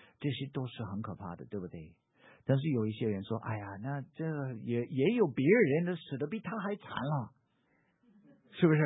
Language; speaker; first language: Chinese; non-native, fluent; English